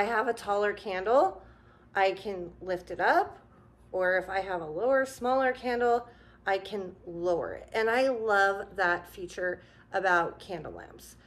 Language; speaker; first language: English; native; English